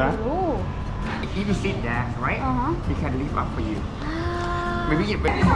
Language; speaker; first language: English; non-native, learner; Korean